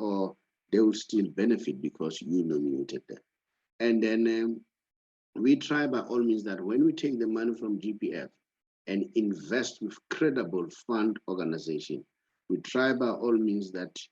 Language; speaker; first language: English; non-native, local second language; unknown